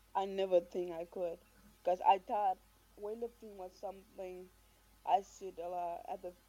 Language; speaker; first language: English; non-native, fluent; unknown